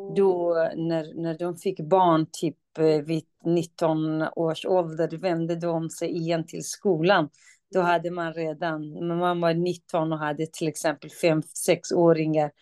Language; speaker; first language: Swedish; non-native, fluent; Kurdish